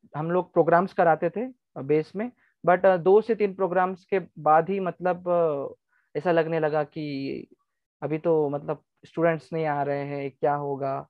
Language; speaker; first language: Hindi; non-native, local second language; Gujarati